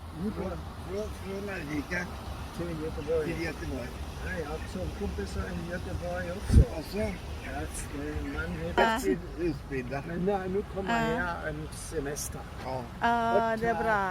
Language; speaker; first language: Swedish; non-native, learner; German